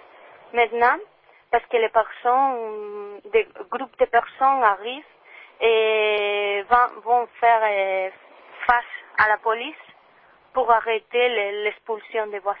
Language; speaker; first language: French; non-native, learner; Spanish